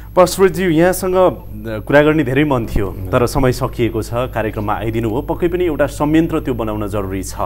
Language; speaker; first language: Nepali; native; Nepali